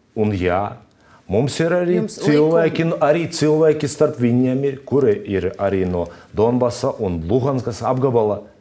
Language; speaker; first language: Latvian; native; Latvian